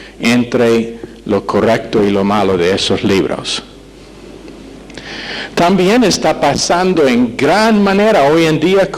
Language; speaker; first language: Spanish; non-native, fluent; English